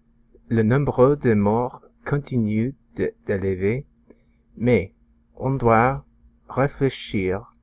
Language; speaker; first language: French; non-native, learner; English